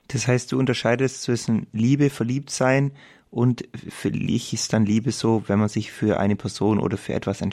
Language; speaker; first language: German; native; German